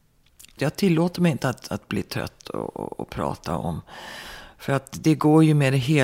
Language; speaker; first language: Swedish; early bilingual, heritage; Swedish